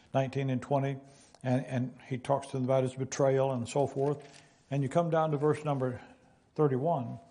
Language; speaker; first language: English; native; English